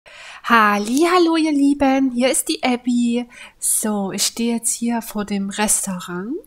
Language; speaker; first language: German; native; German